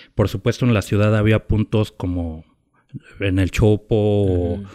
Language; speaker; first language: Spanish; native; Spanish